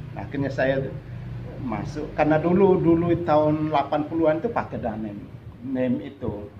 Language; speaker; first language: Indonesian; non-native, local second language; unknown